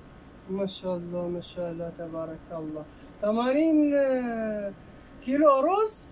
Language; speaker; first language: Arabic; non-native, learner; Amharic